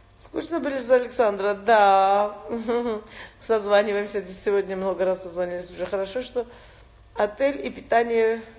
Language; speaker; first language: Russian; non-native, local second language; Georgian